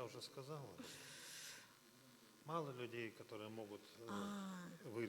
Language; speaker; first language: Russian; native; Russian